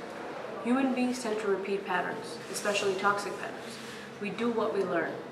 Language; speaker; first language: English; non-native, local second language; Bangla